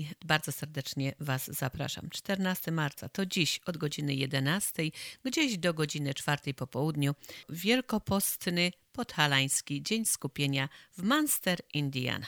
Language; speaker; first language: Polish; native; Polish